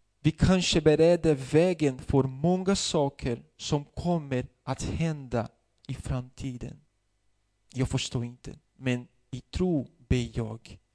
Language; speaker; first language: Swedish; non-native, fluent; Portuguese